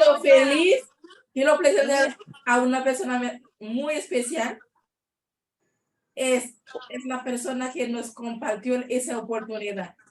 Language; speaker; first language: Spanish; non-native, learner; Haitian Creole